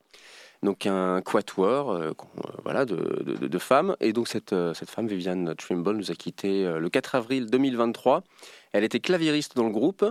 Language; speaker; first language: French; native; French